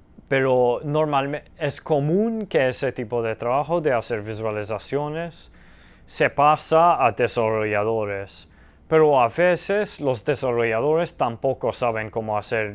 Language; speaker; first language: Spanish; early bilingual, heritage; Spanish